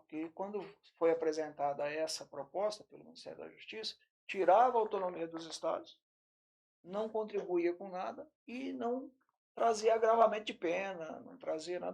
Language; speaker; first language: Portuguese; native; Portuguese